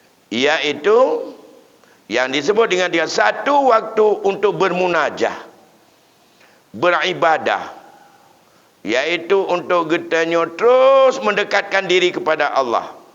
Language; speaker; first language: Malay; non-native, local second language; Achinese